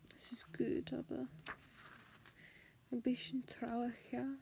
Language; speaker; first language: German; non-native, learner; English